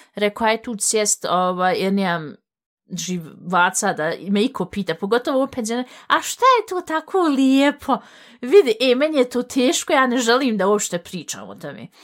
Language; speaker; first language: Bosnian; native; Bosnian